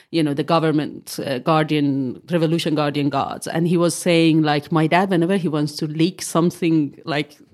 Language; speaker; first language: English; non-native, fluent; Persian